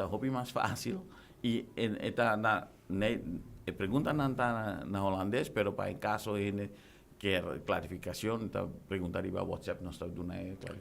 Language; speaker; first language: Spanish; non-native, local second language; Papiamento